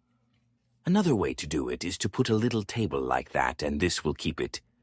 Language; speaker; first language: English; native; English